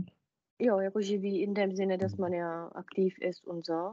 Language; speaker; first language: German; non-native, fluent; Czech